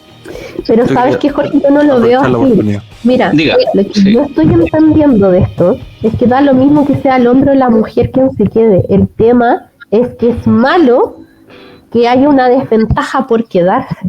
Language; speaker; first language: Spanish; native; Spanish